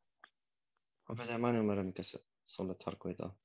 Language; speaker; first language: Finnish; non-native, learner; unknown